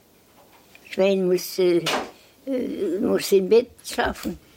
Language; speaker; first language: German; non-native, learner; Estonian